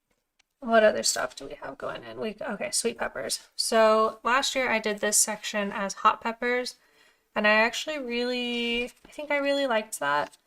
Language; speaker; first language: English; native; English